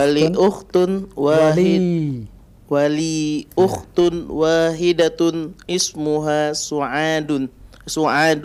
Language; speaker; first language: Arabic; non-native, learner; Indonesian